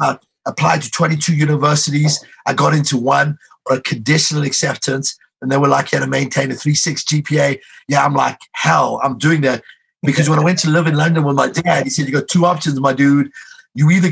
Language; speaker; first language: English; native; English